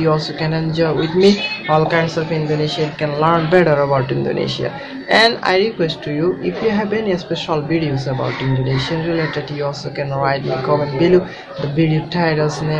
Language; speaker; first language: English; non-native, local second language; Bangla